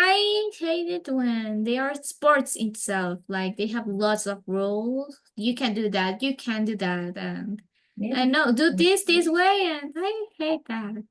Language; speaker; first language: English; non-native, fluent; Spanish